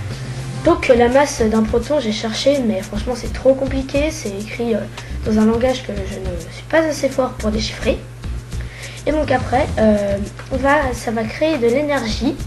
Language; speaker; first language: French; native; French